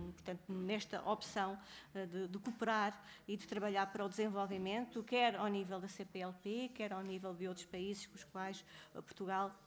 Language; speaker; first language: Portuguese; native; Portuguese